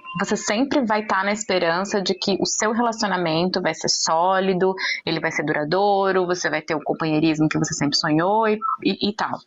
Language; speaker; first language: Portuguese; native; Portuguese